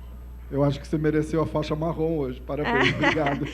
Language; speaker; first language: Portuguese; native; Portuguese